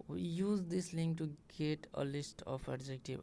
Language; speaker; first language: English; non-native, local second language; Nepali